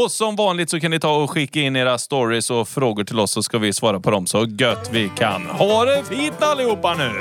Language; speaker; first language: Swedish; native; Swedish